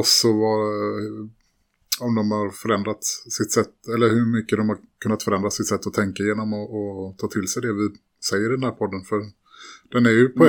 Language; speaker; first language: Swedish; native; Swedish